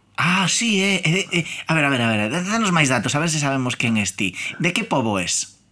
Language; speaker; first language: Galician; non-native, local second language; Spanish